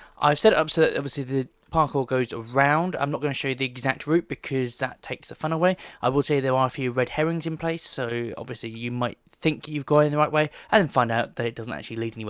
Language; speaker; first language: English; native; English